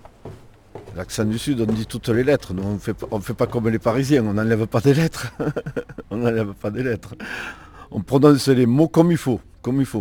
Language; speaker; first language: French; native; French